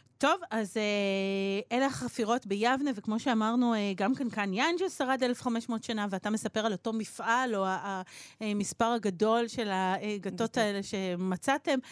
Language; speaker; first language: Hebrew; native; Hebrew